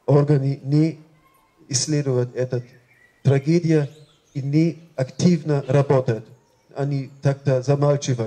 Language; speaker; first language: Russian; non-native, fluent; German